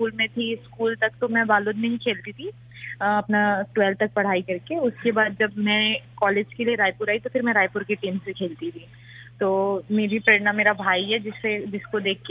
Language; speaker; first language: Hindi; native; Hindi